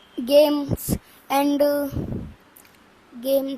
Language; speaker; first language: English; non-native, learner; Hindi